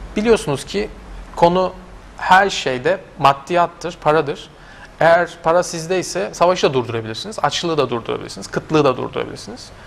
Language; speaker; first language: Turkish; native; Turkish